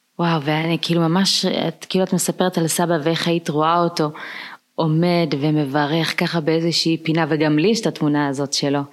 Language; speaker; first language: Hebrew; early bilingual, other home language; Amharic